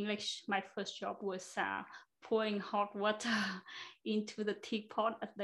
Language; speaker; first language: English; non-native, fluent; Vietnamese